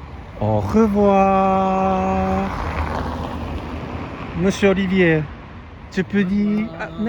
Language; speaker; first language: French; non-native, learner; Japanese